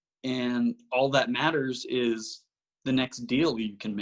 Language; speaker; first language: English; native; English